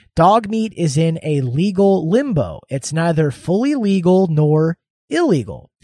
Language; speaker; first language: English; native; English